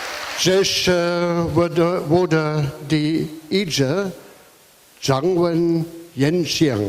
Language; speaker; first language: Chinese; non-native, learner; German